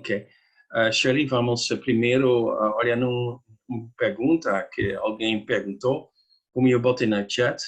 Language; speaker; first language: Portuguese; non-native, learner; Dutch